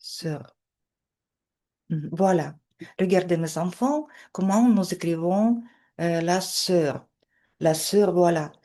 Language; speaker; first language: French; non-native, fluent; Russian